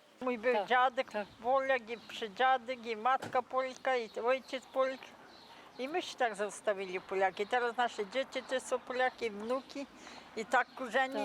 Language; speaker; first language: Polish; early bilingual, heritage; Polish